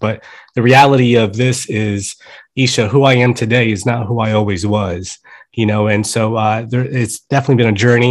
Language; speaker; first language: English; early bilingual, other home language; Spanish